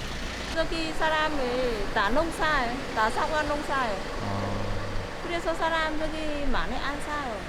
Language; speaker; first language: Korean; non-native, learner; Vietnamese